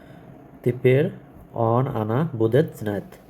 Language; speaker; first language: Russian; non-native, learner; Bangla